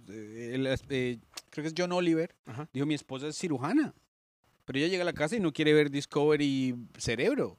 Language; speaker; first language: Spanish; native; Spanish